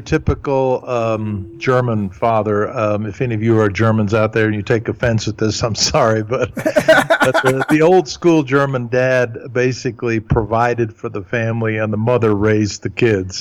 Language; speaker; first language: English; early bilingual, other home language; German